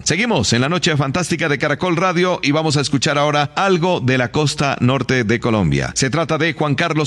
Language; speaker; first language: Spanish; native; Spanish